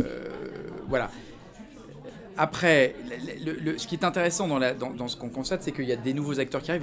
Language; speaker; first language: French; native; French